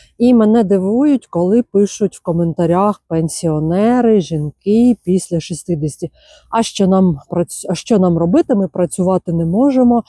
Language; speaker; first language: Ukrainian; non-native, local second language; Russian